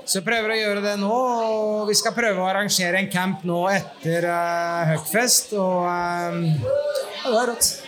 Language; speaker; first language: Norwegian; native; Norwegian